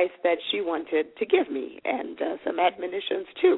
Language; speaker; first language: English; non-native, local second language; Shona